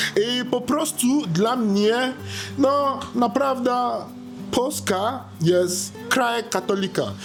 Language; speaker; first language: Polish; non-native, learner; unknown